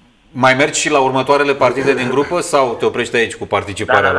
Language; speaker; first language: Romanian; native; Romanian